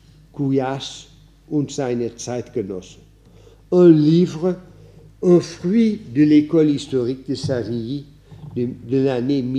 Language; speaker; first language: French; non-native, fluent; Dutch